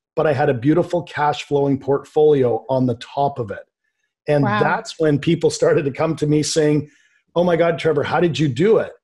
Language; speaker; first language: English; native; English